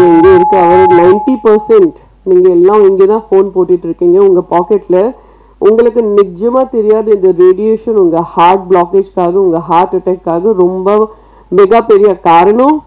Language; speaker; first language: Tamil; non-native, fluent; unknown